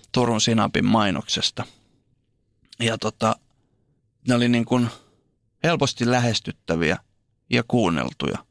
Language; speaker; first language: Finnish; native; Finnish